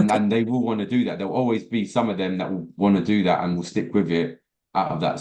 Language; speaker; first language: English; native; English